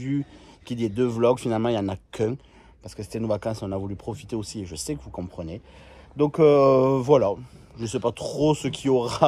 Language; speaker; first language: French; native; French